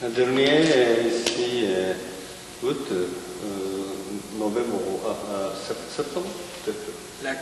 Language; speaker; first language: French; non-native, learner; Japanese